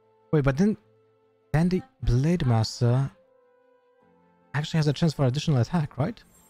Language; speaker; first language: English; non-native, fluent; Polish